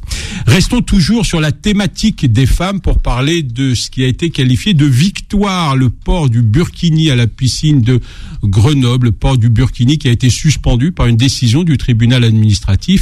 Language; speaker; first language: French; native; French